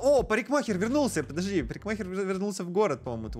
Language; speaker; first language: Russian; native; Russian